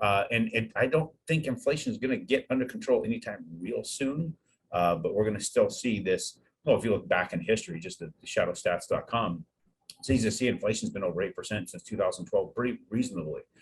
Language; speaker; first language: English; native; English